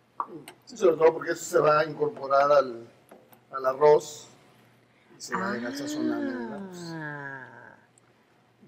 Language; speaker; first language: Spanish; native; Spanish